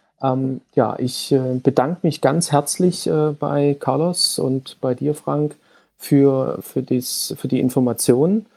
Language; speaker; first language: German; native; German